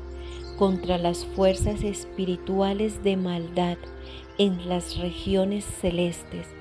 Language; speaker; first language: Spanish; native; Spanish